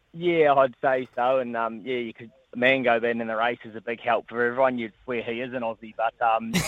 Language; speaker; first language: English; native; English